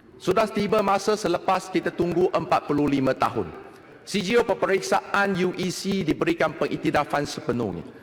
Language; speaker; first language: Malay; non-native, local second language; Chinese